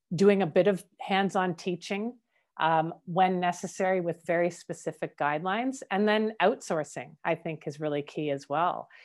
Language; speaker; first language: English; native; English